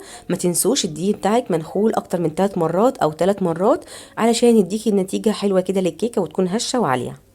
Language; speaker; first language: Arabic; native; Arabic